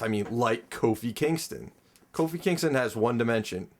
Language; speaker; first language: English; native; English